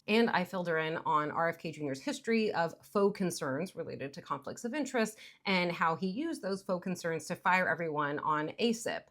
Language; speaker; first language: English; native; English